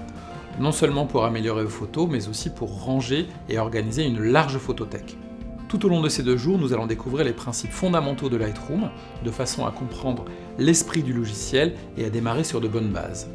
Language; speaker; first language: French; native; French